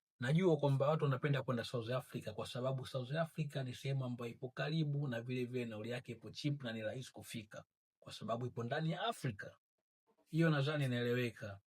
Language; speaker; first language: Swahili; native; Swahili